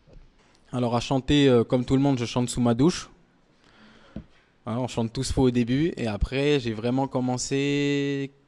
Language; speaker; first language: French; native; French